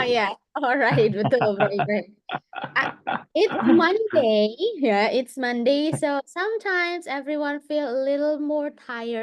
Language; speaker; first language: English; non-native, fluent; Indonesian